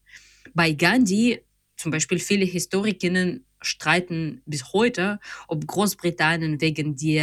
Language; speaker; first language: German; non-native, fluent; Ukrainian